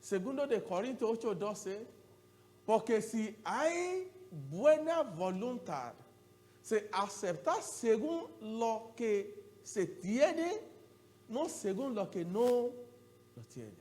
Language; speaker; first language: Spanish; non-native, learner; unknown